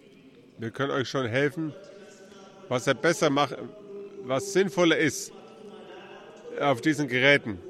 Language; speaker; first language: German; early bilingual, heritage; German